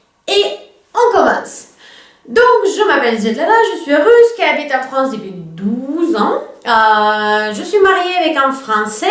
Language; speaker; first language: French; non-native, fluent; Russian